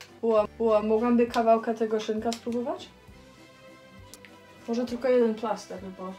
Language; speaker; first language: Polish; early bilingual, heritage; English